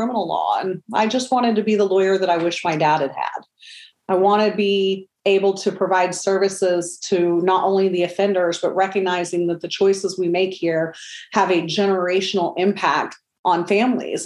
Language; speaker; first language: English; native; English